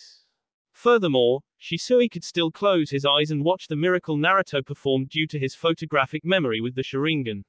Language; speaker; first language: English; native; English